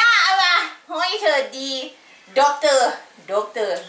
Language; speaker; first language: German; non-native, learner; Thai